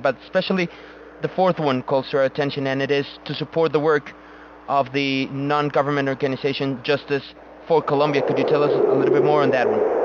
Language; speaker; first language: English; non-native, fluent; Spanish